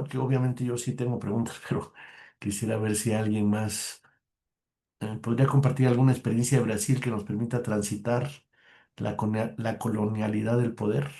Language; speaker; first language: Spanish; native; Spanish